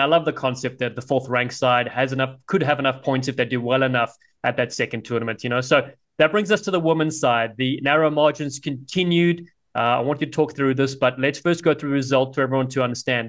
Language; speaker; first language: English; native; English